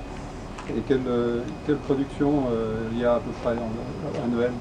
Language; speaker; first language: French; native; French